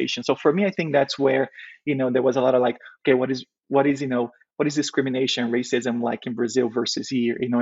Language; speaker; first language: English; non-native, fluent; Portuguese